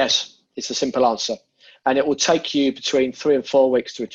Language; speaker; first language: English; native; English